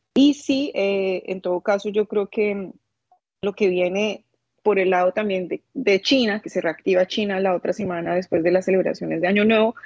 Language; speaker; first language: Spanish; native; Spanish